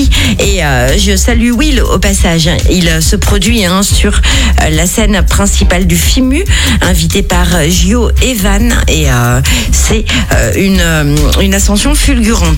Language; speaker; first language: French; native; French